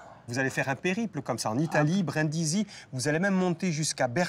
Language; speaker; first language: French; native; French